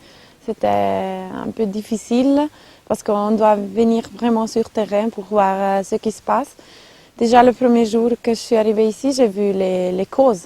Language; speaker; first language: French; non-native, local second language; Italian